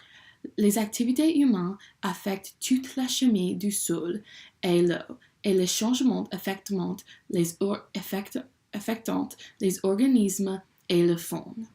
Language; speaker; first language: French; non-native, learner; English